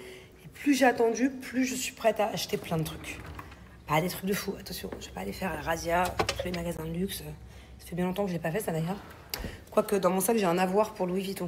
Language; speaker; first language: French; native; French